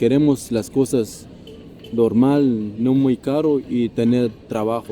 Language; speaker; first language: Spanish; non-native, local second language; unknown